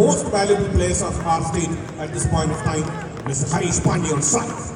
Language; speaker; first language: English; non-native, local second language; Malayalam